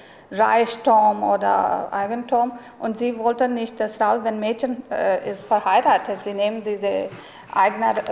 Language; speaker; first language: German; non-native, learner; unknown